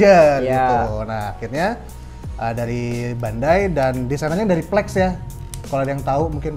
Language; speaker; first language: Indonesian; native; Indonesian